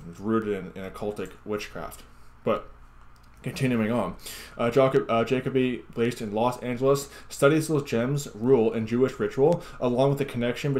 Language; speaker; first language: English; native; English